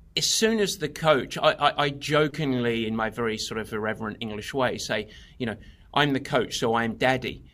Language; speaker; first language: English; native; English